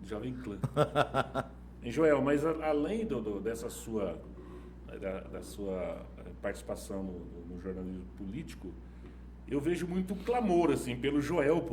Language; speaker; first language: Portuguese; native; Portuguese